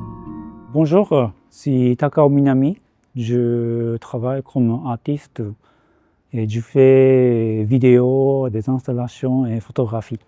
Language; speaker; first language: French; non-native, fluent; Japanese